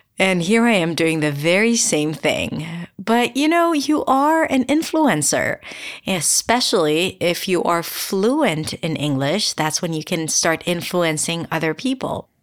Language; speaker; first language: English; non-native, fluent; Hebrew